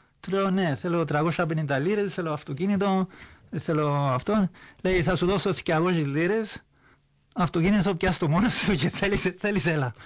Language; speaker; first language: Greek; early bilingual, heritage; Greek